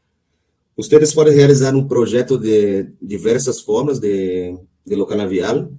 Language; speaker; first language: Spanish; non-native, learner; Portuguese